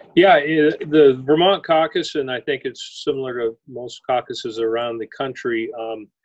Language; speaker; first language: English; native; English